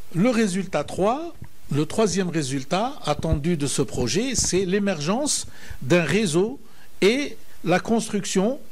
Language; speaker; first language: French; non-native, local second language; Arabic